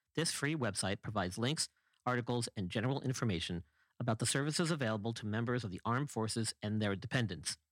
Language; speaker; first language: English; native; English